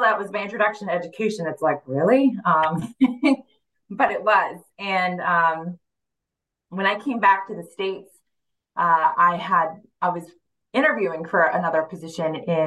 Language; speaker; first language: English; early bilingual, other home language; Spanish